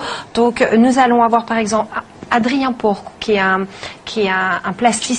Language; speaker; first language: French; native; French